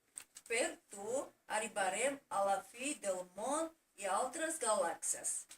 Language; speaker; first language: Catalan; non-native, learner; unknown